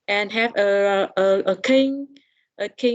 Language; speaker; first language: English; non-native, learner; Vietnamese